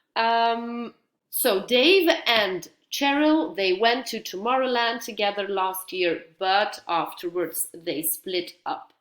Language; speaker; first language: English; non-native, fluent; Dutch